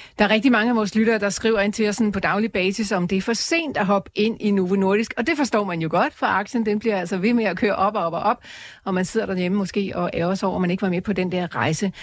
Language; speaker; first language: Danish; native; Danish